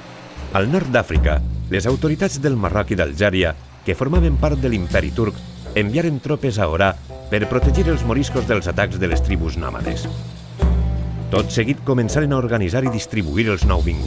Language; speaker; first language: Catalan; native; Catalan